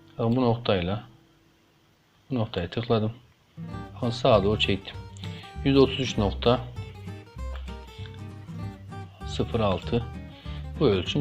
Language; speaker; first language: Turkish; native; Turkish